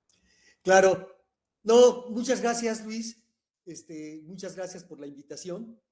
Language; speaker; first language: Spanish; native; Spanish